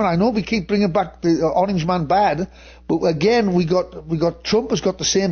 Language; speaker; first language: English; native; English